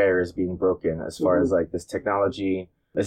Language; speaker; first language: English; native; English